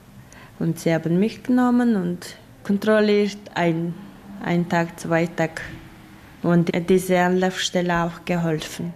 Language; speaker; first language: German; non-native, learner; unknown